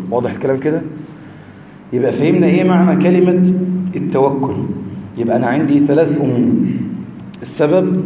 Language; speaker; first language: Arabic; native; Arabic